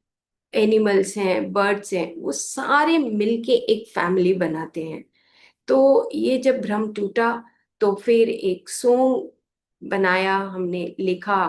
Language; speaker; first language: Hindi; native; Hindi